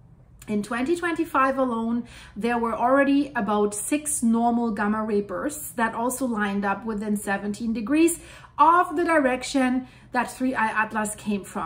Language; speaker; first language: English; non-native, fluent; German